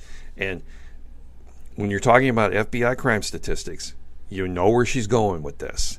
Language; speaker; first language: English; native; English